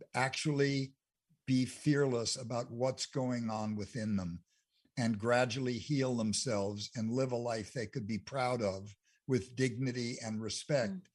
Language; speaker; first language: English; native; English